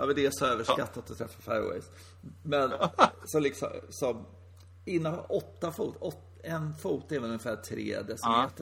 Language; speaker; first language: Swedish; native; Swedish